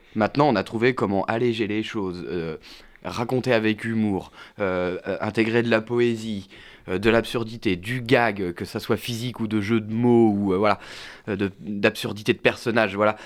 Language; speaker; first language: French; native; French